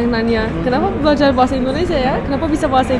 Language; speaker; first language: Indonesian; non-native, fluent; Turkish